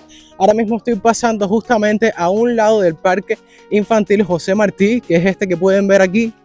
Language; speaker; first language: Spanish; native; Spanish